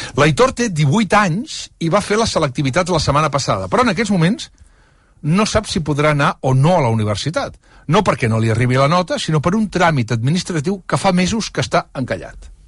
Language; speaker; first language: Catalan; native; Catalan